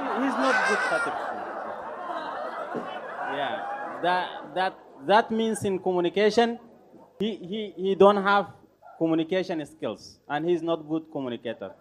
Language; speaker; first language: English; non-native, learner; Arabic